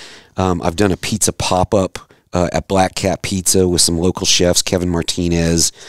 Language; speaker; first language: English; native; English